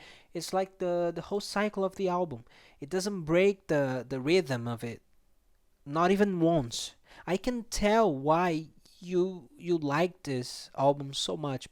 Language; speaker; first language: English; non-native, fluent; Portuguese